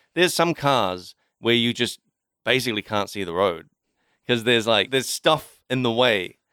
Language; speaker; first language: English; native; English